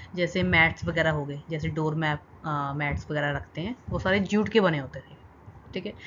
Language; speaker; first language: Hindi; non-native, local second language; Punjabi